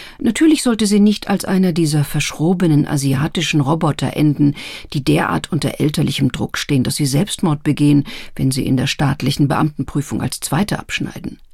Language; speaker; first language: German; native; German